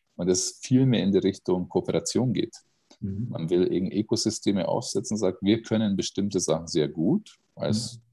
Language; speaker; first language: German; non-native, fluent; Hungarian